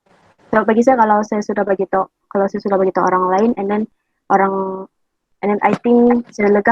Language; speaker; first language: Malay; native; Malay